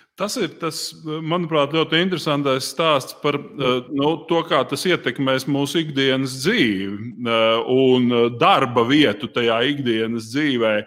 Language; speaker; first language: Latvian; native; Latvian